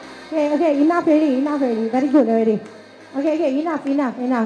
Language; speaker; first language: English; non-native, local second language; Chinese